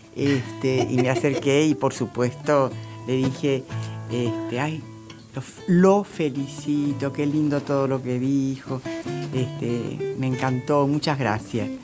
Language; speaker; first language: Spanish; native; Spanish